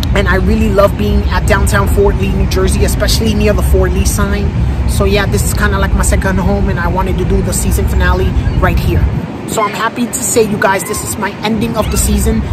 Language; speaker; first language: English; native; English